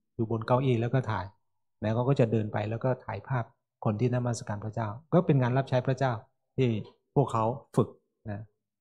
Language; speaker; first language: Thai; native; Thai